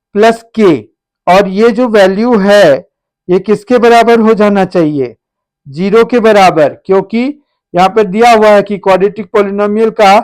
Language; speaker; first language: Hindi; native; Hindi